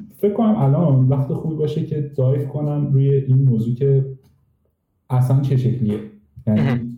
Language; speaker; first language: Persian; native; Persian